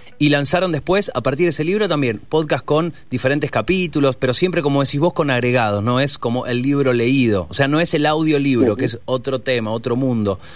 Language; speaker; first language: Spanish; native; Spanish